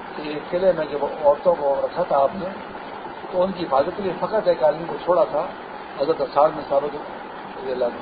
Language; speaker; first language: Urdu; non-native, local second language; Pashto